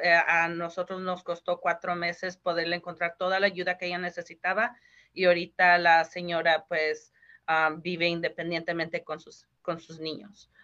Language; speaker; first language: Spanish; early bilingual, heritage; Spanish